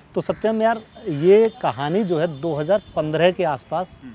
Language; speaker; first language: Hindi; native; Hindi